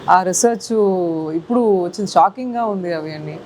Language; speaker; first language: Telugu; non-native, fluent; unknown